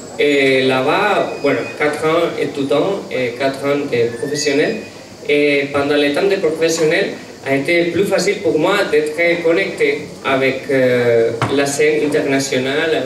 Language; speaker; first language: French; non-native, learner; Catalan